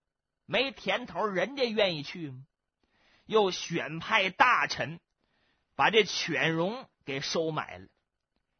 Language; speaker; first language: Chinese; native; Chinese